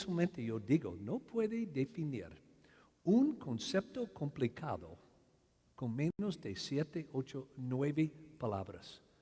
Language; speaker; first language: Spanish; non-native, learner; English